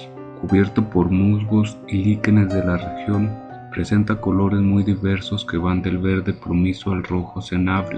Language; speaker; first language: Spanish; native; Spanish